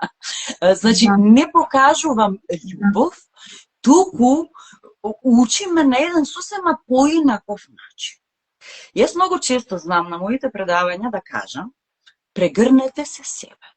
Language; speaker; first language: Macedonian; native; Macedonian